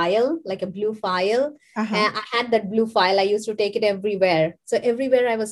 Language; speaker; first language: English; non-native, local second language; Kannada